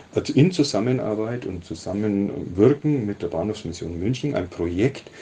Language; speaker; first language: German; native; German